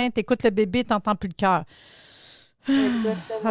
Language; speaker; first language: French; native; French